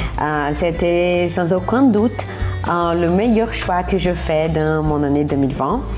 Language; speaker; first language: French; non-native, fluent; Portuguese